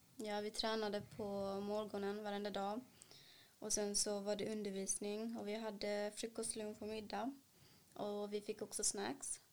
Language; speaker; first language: Swedish; early bilingual, other home language; Kannada